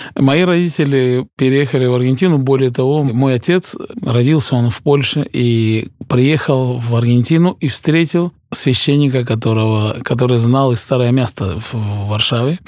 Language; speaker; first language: Russian; early bilingual, heritage; Russian